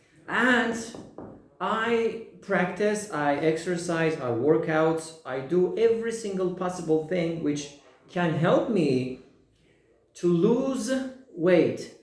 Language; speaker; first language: English; non-native, fluent; Persian